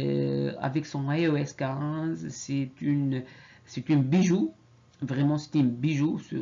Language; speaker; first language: French; non-native, fluent; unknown